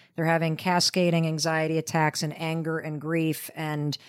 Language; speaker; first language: English; native; English